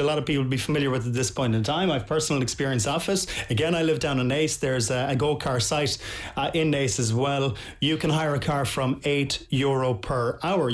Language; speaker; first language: English; native; English